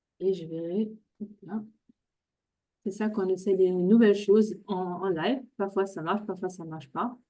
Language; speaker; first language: French; non-native, fluent; German